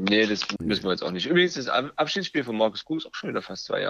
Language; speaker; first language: German; native; German